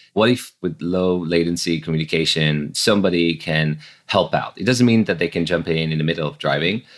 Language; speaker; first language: English; non-native, fluent; Hebrew